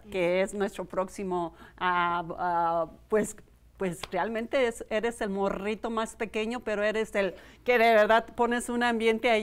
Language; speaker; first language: Spanish; native; Spanish